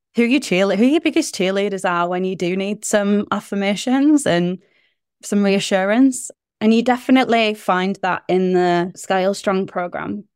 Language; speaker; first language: English; native; English